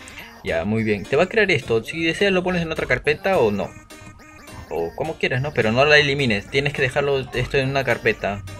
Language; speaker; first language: Spanish; native; Spanish